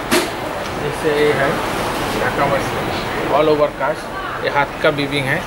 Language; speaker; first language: Hindi; non-native, local second language; Bangla